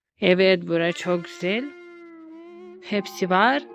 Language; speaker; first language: Turkish; non-native, learner; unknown